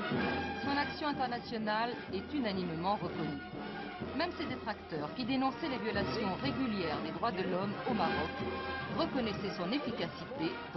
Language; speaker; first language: French; native; French